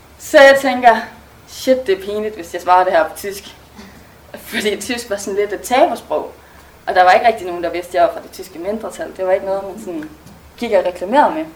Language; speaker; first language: Danish; non-native, local second language; German